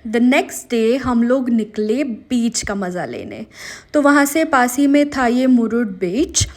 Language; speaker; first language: Hindi; non-native, local second language; Marathi